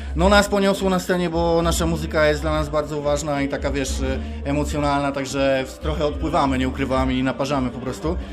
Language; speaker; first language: Polish; native; Polish